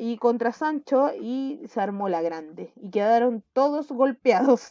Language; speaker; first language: Spanish; native; Spanish